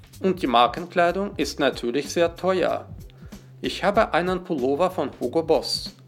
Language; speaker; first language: German; non-native, fluent; Russian